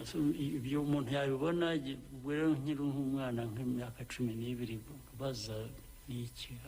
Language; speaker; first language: Kinyarwanda; early bilingual, heritage; Kinyarwanda